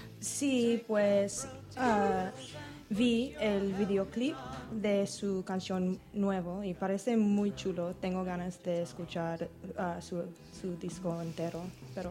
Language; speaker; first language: Spanish; non-native, learner; English